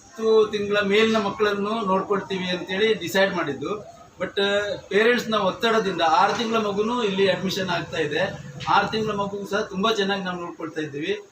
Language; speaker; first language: Kannada; native; Kannada